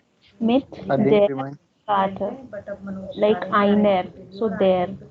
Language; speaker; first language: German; non-native, fluent; Hindi